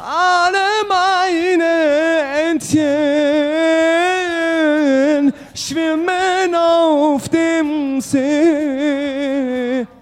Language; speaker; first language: German; early bilingual, other home language; Turkish